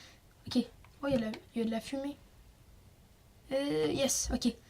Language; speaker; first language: French; native; French